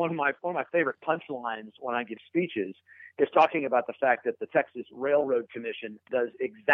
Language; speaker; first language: English; native; English